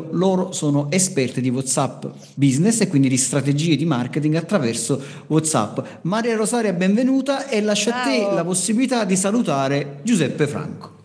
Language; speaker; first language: Italian; native; Italian